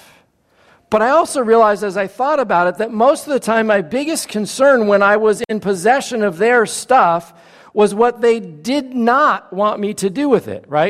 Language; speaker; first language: English; native; English